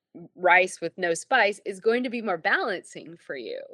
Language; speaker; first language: English; native; English